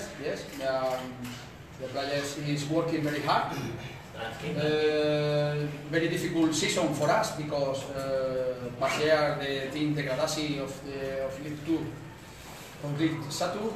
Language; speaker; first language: English; non-native, learner; Spanish